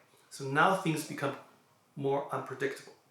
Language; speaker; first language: English; non-native, fluent; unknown